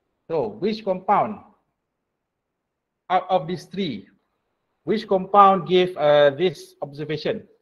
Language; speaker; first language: English; non-native, local second language; Malay